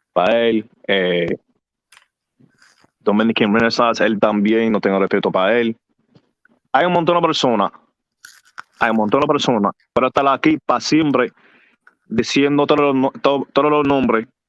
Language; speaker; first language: Spanish; early bilingual, heritage; English